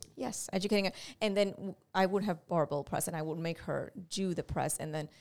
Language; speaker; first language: English; non-native, local second language; Gujarati